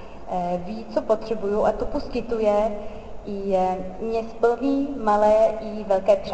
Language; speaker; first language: Czech; non-native, fluent; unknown